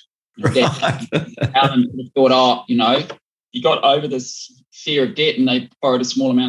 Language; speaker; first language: English; native; English